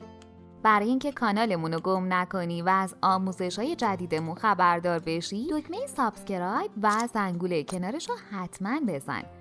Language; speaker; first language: Persian; native; Persian